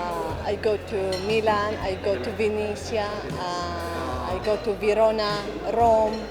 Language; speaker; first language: English; non-native, learner; Arabic